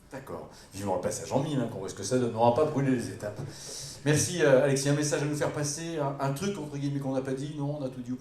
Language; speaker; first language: French; native; French